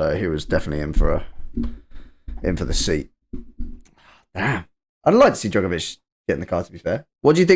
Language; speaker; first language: English; native; English